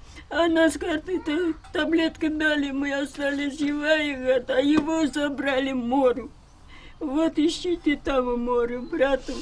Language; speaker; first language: Russian; non-native, local second language; Crimean Tatar